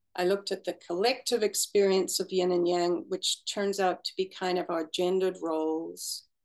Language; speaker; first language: English; native; English